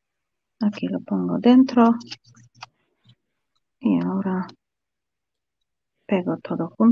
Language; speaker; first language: Spanish; non-native, fluent; Polish